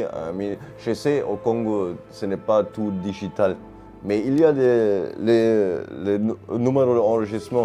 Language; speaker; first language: French; non-native, learner; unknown